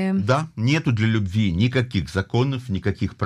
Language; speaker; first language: Russian; native; Russian